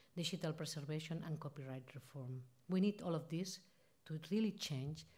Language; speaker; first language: English; non-native, fluent; Spanish